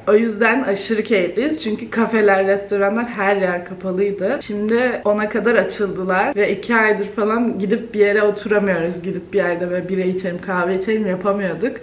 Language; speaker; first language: Turkish; native; Turkish